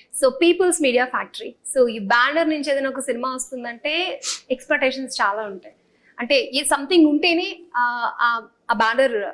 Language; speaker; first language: Telugu; native; Telugu